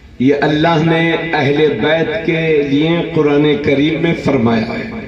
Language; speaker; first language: Urdu; native; Urdu